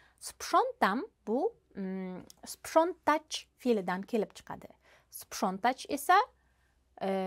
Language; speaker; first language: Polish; non-native, fluent; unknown